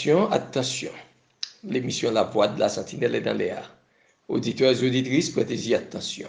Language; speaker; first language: French; non-native, local second language; Haitian Creole